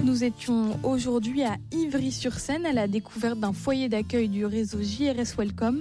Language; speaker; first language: French; native; French